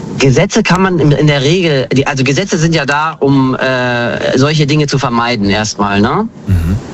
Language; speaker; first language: German; early bilingual, other home language; Kurdish